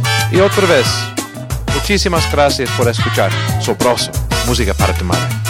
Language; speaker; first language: Spanish; non-native, learner; English